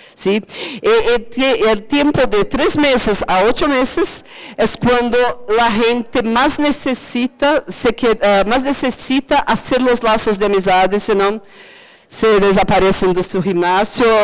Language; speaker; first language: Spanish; non-native, fluent; Portuguese